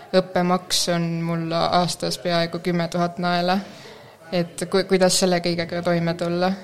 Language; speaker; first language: Estonian; native; Estonian